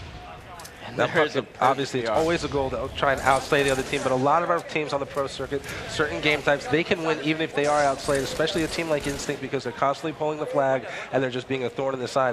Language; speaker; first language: English; native; English